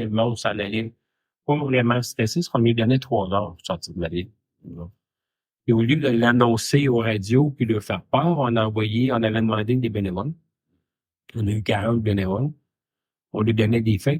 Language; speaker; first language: French; native; French